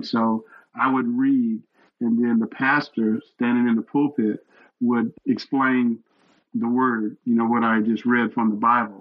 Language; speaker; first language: English; native; English